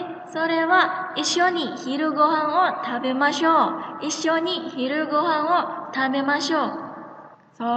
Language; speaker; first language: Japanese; non-native, fluent; Indonesian